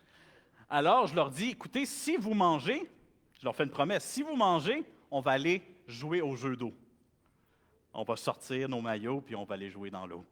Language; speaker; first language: French; native; French